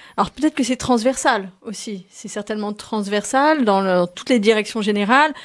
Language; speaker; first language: French; native; French